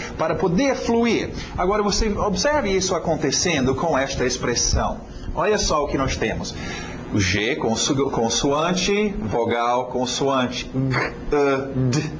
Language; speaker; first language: Portuguese; non-native, fluent; English